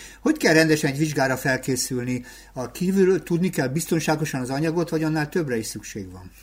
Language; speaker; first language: Hungarian; native; Hungarian